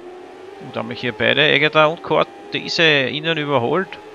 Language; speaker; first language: German; native; German